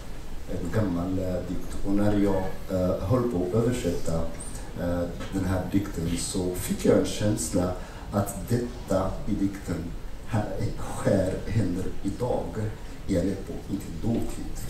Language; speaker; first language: Swedish; non-native, fluent; Arabic